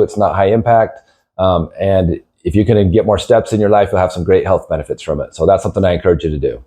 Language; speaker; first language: English; native; English